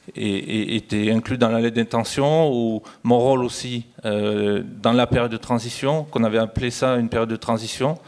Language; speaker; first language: French; native; French